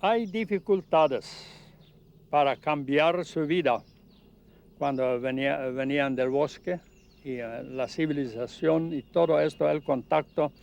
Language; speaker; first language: Spanish; non-native, learner; Plautdietsch